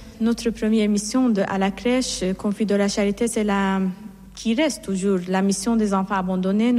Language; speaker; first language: French; non-native, learner; Persian